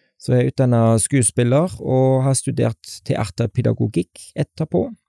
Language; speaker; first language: Norwegian; non-native, fluent; German